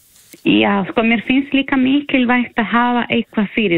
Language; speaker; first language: Icelandic; non-native, fluent; Spanish